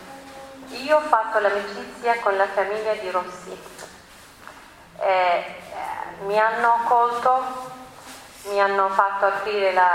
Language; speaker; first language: Italian; non-native, learner; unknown